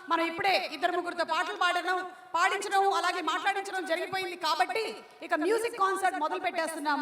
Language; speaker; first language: Telugu; native; Telugu